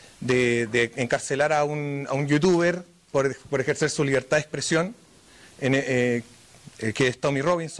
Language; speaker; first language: Spanish; native; Spanish